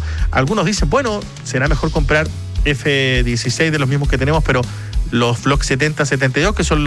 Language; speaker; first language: Spanish; native; Spanish